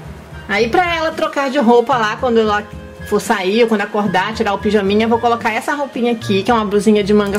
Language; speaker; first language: Portuguese; native; Portuguese